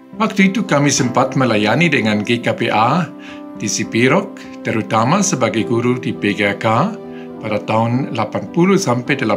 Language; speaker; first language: Indonesian; non-native, fluent; Swiss German